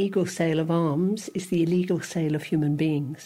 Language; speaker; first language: English; native; English